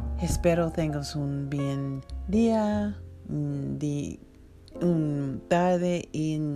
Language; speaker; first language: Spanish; non-native, learner; English